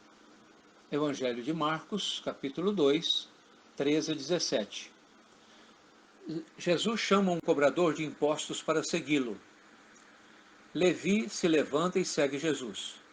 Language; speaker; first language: Portuguese; native; Portuguese